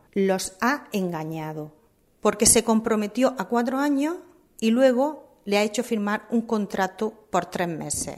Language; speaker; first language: Spanish; native; Spanish